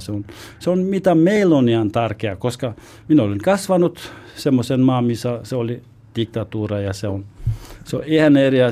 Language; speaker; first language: Finnish; non-native, learner; Albanian